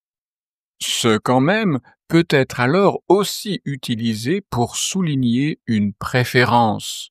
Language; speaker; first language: French; native; French